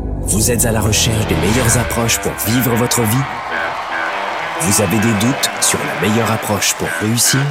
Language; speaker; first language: French; native; French